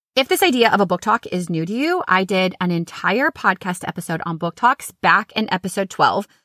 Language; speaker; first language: English; native; English